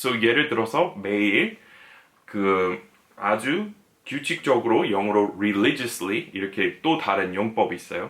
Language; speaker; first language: Korean; non-native, fluent; English